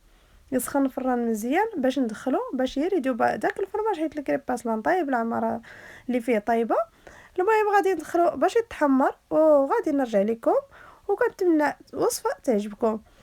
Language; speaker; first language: Arabic; native; Arabic